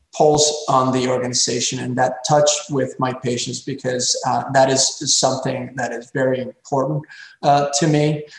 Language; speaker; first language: English; early bilingual, other home language; Spanish